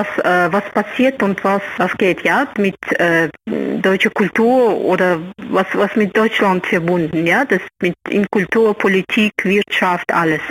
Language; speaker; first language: German; non-native, learner; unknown